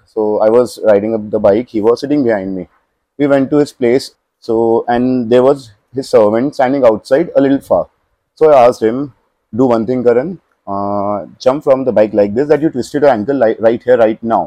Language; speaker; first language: English; non-native, local second language; Hindi